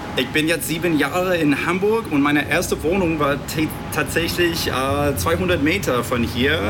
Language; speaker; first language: German; non-native, fluent; English